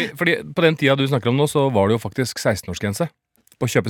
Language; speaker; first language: Norwegian; native; Norwegian